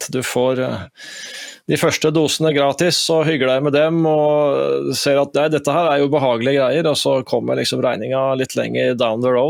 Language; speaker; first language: Norwegian; native; Norwegian